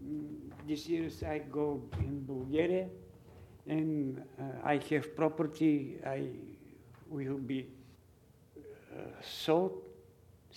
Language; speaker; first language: English; non-native, learner; Bulgarian